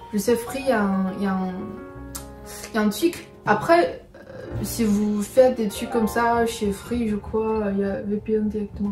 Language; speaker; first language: French; non-native, fluent; Chinese